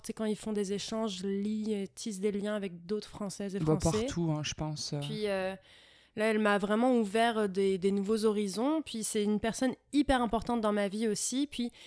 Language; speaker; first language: French; native; French